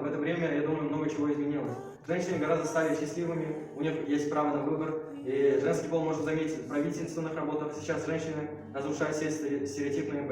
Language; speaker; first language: Russian; non-native, local second language; Kazakh